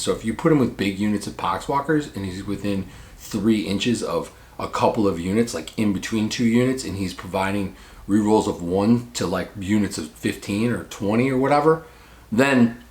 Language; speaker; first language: English; native; English